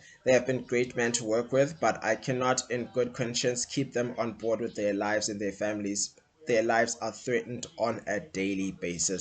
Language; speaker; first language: English; non-native, local second language; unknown